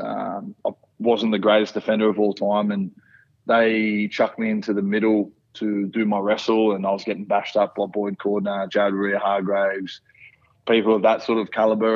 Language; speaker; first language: English; native; English